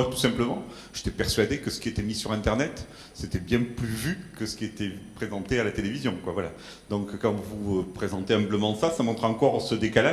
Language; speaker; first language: French; native; French